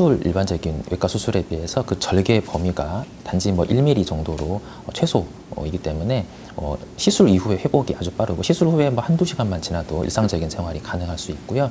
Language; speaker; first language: Korean; native; Korean